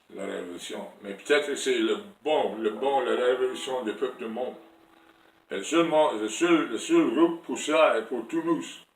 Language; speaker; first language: French; non-native, learner; English